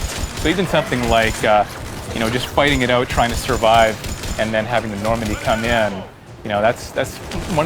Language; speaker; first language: English; native; English